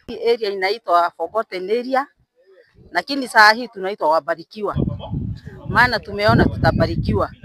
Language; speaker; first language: Swahili; non-native, local second language; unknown